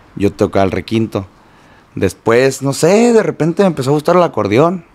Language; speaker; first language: Spanish; native; Spanish